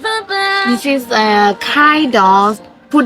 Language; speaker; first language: English; non-native, learner; Thai